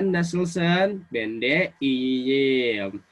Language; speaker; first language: Turkish; non-native, fluent; Indonesian